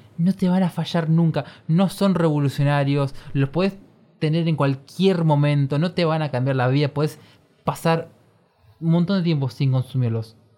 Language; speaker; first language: Spanish; native; Spanish